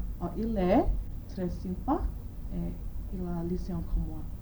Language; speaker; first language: French; non-native, learner; Korean